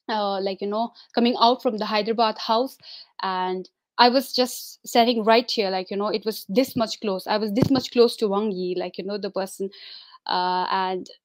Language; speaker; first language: English; non-native, local second language; Tibetan